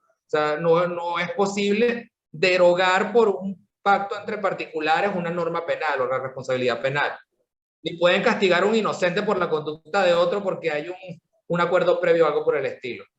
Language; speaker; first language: Spanish; native; Spanish